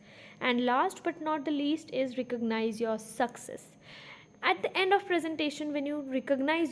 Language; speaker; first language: English; non-native, fluent; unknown